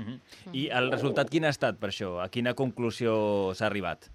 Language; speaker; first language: Catalan; native; Catalan